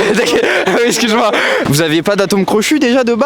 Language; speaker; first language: French; native; French